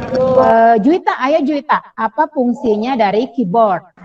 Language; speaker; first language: Indonesian; native; Indonesian